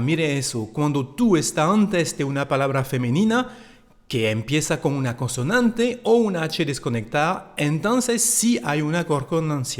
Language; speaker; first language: Spanish; non-native, fluent; French